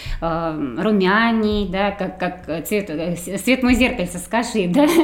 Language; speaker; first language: Russian; native; Russian